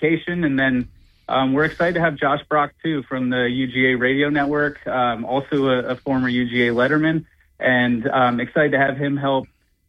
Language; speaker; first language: English; native; English